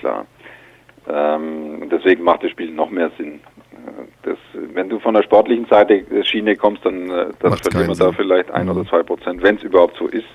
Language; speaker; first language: German; native; German